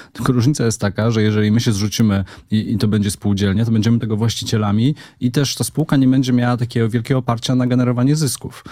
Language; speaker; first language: Polish; native; Polish